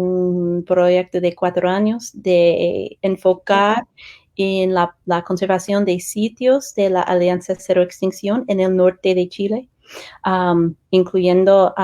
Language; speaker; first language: Spanish; non-native, fluent; English